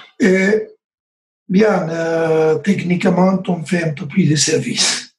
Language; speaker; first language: French; non-native, learner; Spanish